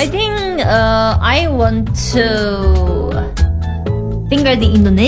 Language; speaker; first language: English; non-native, learner; Korean